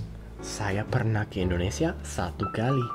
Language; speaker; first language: Indonesian; non-native, fluent; English